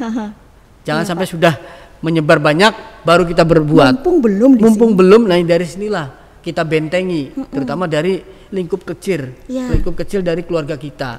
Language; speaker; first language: Indonesian; native; Indonesian